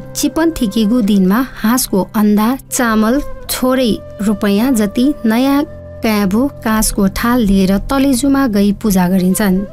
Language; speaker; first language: Nepali; non-native, local second language; Newari